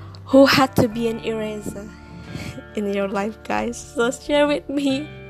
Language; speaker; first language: English; non-native, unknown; Indonesian